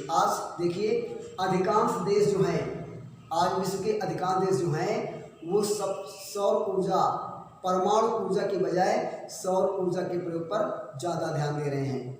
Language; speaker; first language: Hindi; native; Hindi